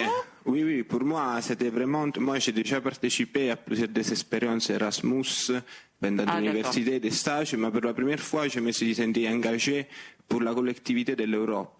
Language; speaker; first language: French; non-native, fluent; Italian